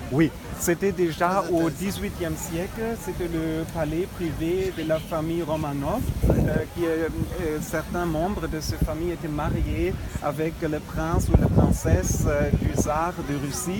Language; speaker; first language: French; non-native, fluent; German